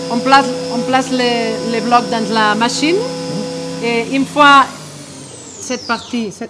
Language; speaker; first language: French; non-native, fluent; Spanish